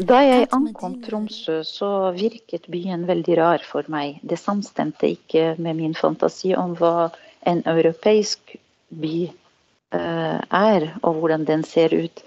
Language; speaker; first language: Norwegian; non-native, fluent; Arabic